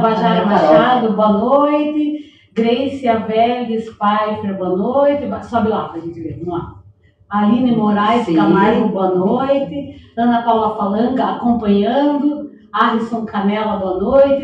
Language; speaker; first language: Portuguese; native; Portuguese